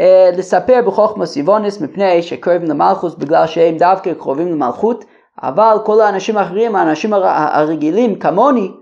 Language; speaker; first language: Hebrew; non-native, fluent; English